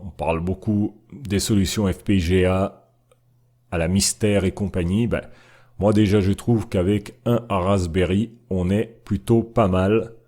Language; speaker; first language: French; native; French